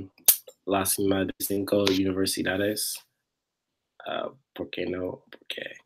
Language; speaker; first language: Spanish; non-native, learner; English